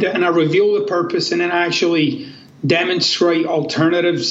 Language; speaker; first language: English; native; English